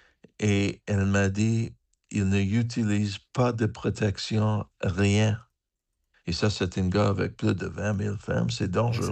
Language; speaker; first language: French; non-native, learner; English